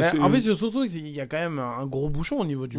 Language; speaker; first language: French; native; French